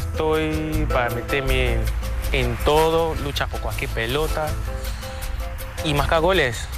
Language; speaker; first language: Spanish; non-native, fluent; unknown